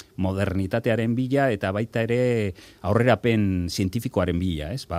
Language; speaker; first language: Basque; non-native, local second language; Spanish